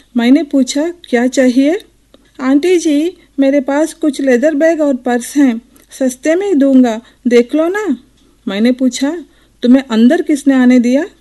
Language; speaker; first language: Hindi; non-native, local second language; Telugu